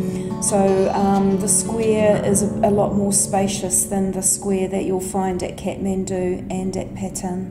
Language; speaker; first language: English; native; English